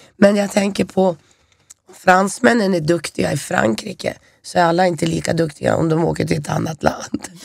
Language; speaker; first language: Swedish; native; Swedish